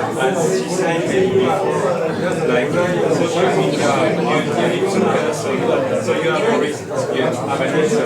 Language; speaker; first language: English; non-native, fluent; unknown